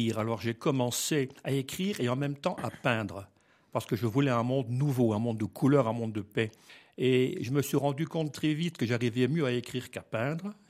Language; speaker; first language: French; native; French